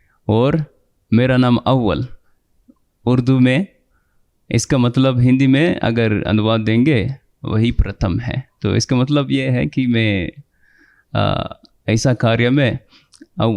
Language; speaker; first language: Hindi; non-native, fluent; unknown